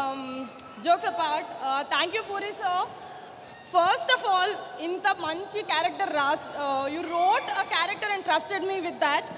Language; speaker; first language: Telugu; non-native, learner; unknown